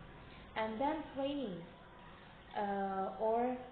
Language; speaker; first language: English; non-native, learner; Indonesian